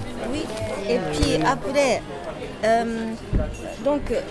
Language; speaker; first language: French; non-native, learner; Japanese